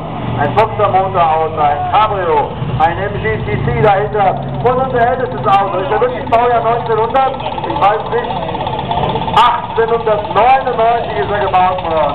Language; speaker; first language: German; native; German